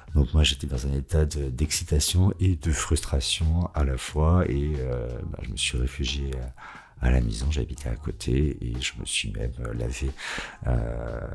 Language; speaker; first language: French; native; French